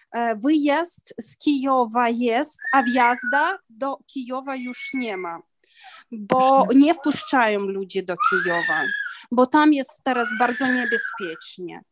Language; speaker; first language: Polish; non-native, learner; Ukrainian